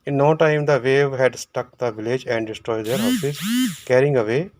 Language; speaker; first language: English; non-native, local second language; Punjabi